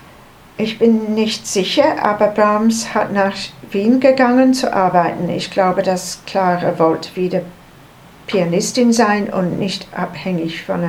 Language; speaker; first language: German; non-native, learner; English